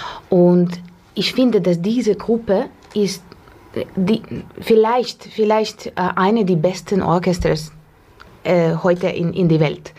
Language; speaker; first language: German; non-native, fluent; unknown